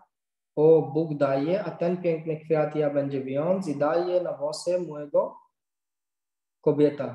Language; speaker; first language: Polish; non-native, learner; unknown